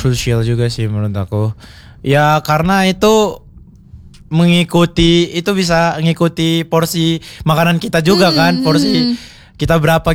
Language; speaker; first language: English; non-native, fluent; Indonesian